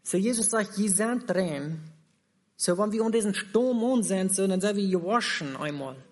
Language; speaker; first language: German; non-native, learner; Plautdietsch